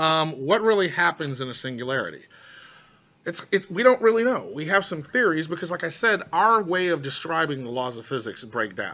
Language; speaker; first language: English; native; English